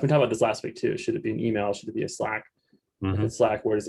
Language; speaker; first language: English; native; English